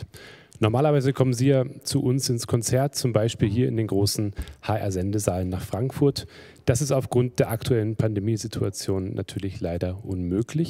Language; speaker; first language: German; native; German